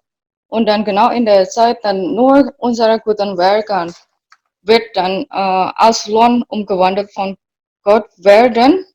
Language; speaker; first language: German; non-native, learner; Indonesian